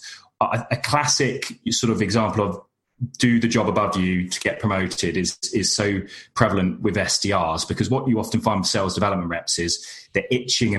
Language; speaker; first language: English; native; English